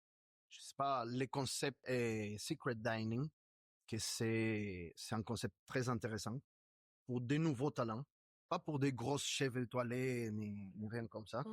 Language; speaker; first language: French; non-native, fluent; Spanish